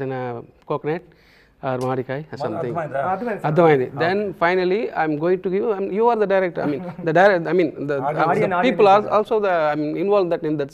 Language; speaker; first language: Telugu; non-native, local second language; Tamil